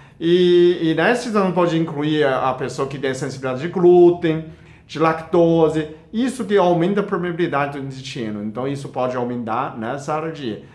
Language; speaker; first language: Portuguese; non-native, fluent; Chinese